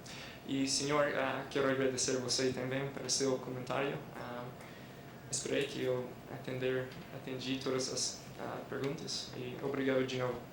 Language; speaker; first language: Portuguese; non-native, fluent; English